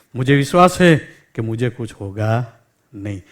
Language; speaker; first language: Hindi; non-native, local second language; Gujarati